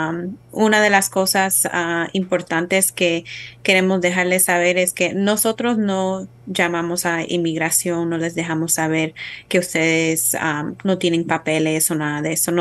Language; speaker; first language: Spanish; early bilingual, heritage; Spanish